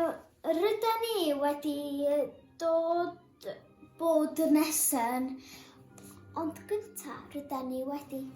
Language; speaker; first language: Welsh; non-native, local second language; English